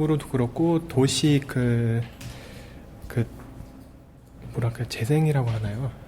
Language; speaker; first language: Korean; early bilingual, heritage; Korean